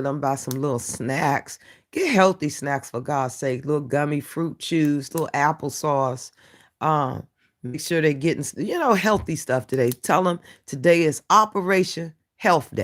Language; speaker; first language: English; native; English